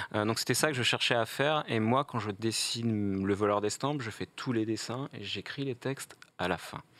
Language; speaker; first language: French; native; French